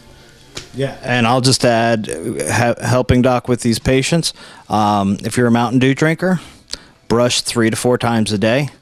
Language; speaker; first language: English; native; English